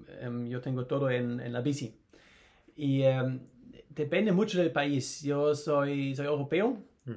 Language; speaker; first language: Spanish; non-native, learner; German